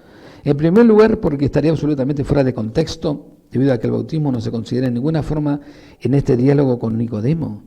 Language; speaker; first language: Spanish; native; Spanish